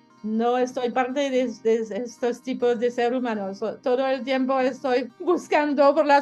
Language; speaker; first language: Spanish; non-native, learner; French